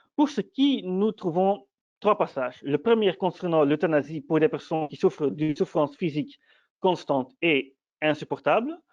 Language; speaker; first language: French; non-native, fluent; Dutch